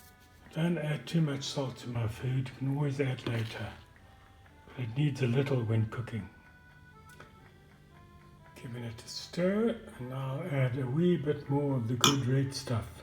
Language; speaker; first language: English; native; English